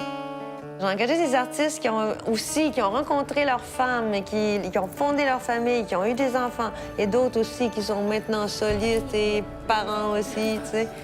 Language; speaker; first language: French; native; French